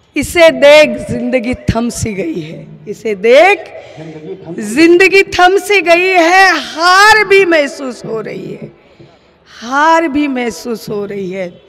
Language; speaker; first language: Hindi; non-native, local second language; Marathi